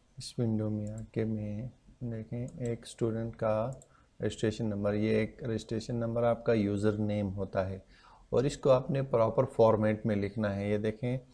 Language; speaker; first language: Urdu; non-native, local second language; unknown